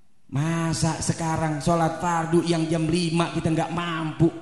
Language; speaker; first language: Indonesian; native; Indonesian